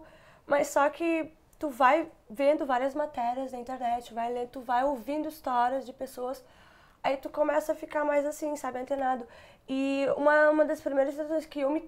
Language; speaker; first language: Portuguese; non-native, local second language; Kabuverdianu